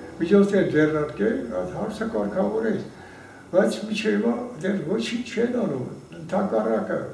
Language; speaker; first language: Armenian; non-native, local second language; Kurdish